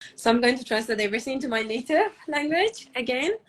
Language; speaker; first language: English; non-native, fluent; Azerbaijani